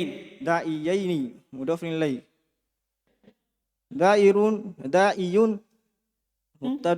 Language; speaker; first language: Arabic; non-native, learner; Indonesian